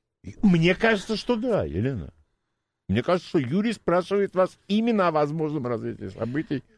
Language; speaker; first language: Russian; native; Russian